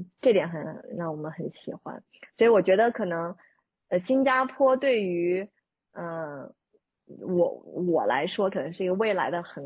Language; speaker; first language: Chinese; native; Chinese